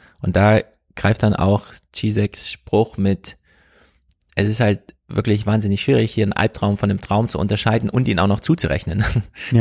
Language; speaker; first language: German; native; German